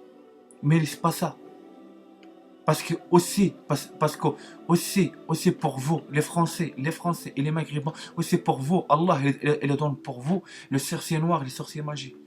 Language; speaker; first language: French; non-native, learner; Arabic